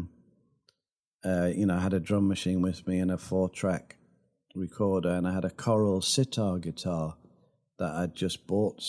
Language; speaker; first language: English; native; English